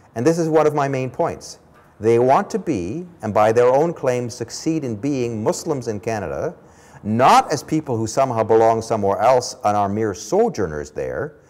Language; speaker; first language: English; early bilingual, other home language; German